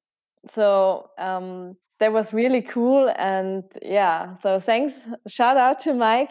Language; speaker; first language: English; non-native, fluent; German